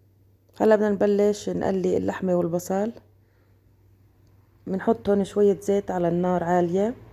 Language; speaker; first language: Arabic; native; Arabic